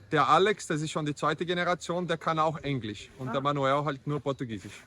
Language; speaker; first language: German; early bilingual, heritage; Portuguese